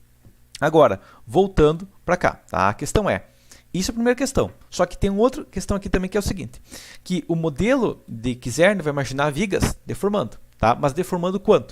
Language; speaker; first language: Portuguese; native; Portuguese